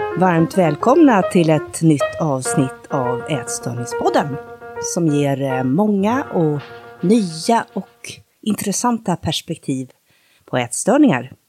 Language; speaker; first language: Swedish; native; Swedish